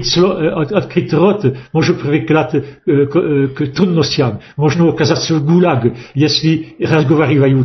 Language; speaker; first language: Russian; non-native, fluent; French